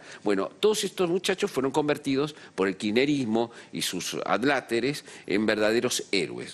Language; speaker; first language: Spanish; native; Spanish